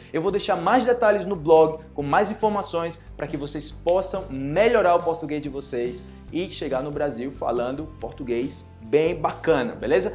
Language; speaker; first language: Portuguese; native; Portuguese